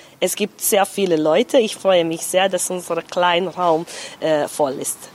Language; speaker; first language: German; non-native, local second language; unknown